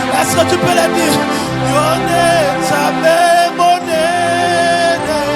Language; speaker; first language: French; non-native, local second language; Lingala